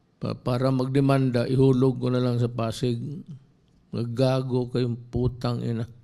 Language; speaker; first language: Filipino; non-native, local second language; Cebuano